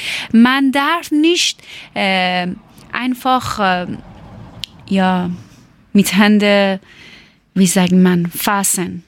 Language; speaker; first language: German; non-native, learner; Persian